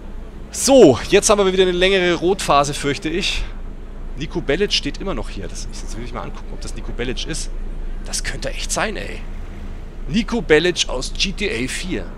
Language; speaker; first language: German; native; German